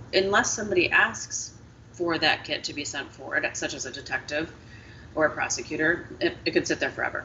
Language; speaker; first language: English; native; English